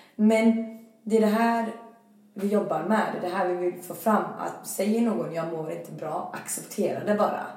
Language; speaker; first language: Swedish; early bilingual, other home language; Albanian